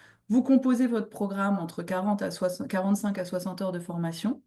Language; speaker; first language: French; native; French